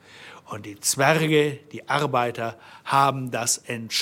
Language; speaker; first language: German; native; German